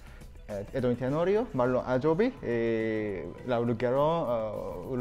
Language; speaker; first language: Spanish; non-native, fluent; Japanese